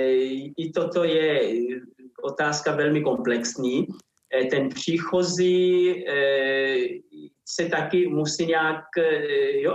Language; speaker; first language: Czech; non-native, fluent; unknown